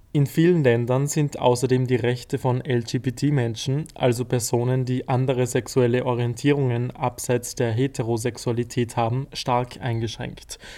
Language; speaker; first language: German; native; German